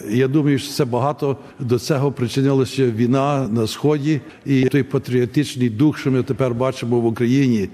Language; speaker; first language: Ukrainian; early bilingual, heritage; Ukrainian